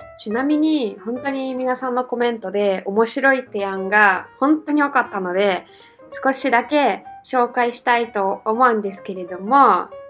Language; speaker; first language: Japanese; non-native, fluent; Russian